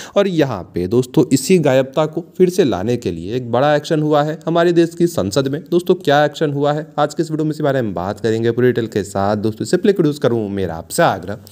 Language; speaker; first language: Hindi; native; Hindi